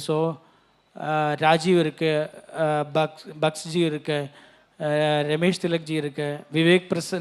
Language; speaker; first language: Tamil; non-native, learner; Malayalam